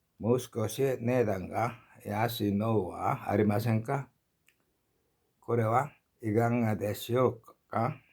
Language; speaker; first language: Japanese; non-native, learner; Korean